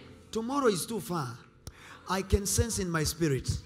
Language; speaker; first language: English; non-native, local second language; Swahili